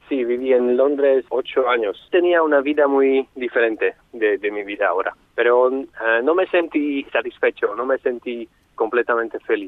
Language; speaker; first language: Spanish; non-native, fluent; Slovak